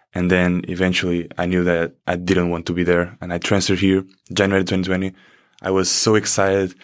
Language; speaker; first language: English; non-native, fluent; Portuguese